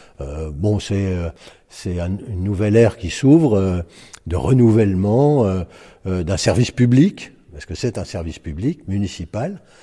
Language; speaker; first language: French; native; French